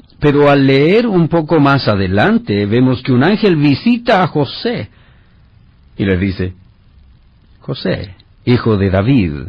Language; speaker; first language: Spanish; native; Spanish